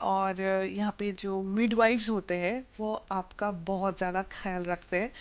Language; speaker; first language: Hindi; non-native, local second language; Assamese